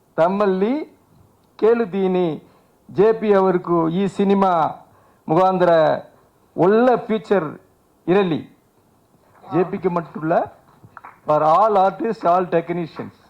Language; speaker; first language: Kannada; non-native, learner; Tamil